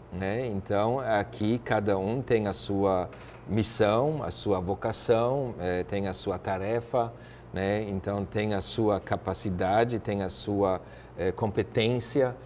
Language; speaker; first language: Portuguese; non-native, fluent; German